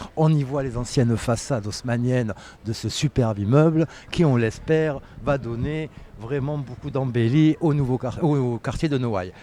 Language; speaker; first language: French; native; French